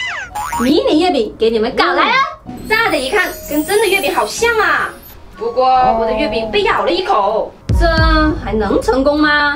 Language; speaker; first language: Chinese; native; Chinese